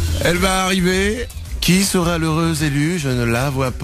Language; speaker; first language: French; native; French